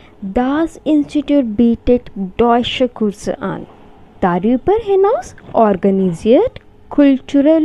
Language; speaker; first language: German; non-native, learner; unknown